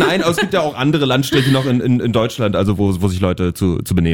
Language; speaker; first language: German; native; German